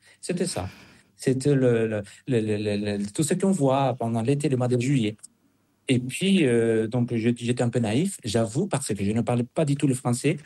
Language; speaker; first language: French; non-native, fluent; Spanish